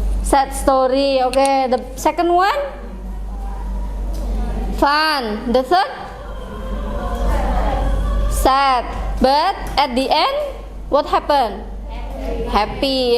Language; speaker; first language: English; non-native, fluent; Indonesian